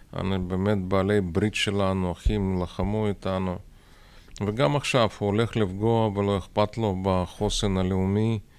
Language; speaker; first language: Hebrew; non-native, fluent; Russian